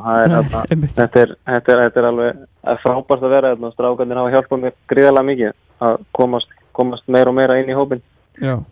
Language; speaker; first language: Icelandic; native; Icelandic